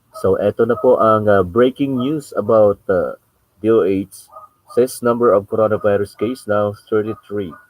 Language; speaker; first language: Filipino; non-native, local second language; Bikol